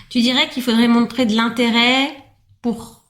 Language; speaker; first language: French; native; French